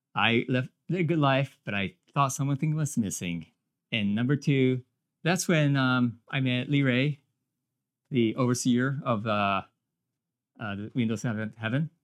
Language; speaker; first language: English; non-native, fluent; Japanese